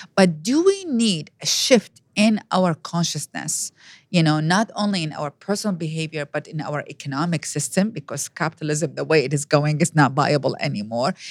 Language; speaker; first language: English; non-native, fluent; Arabic